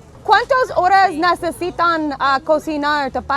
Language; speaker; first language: Spanish; non-native, learner; English